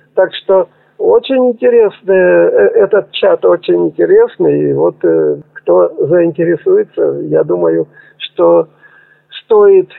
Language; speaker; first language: Russian; native; Russian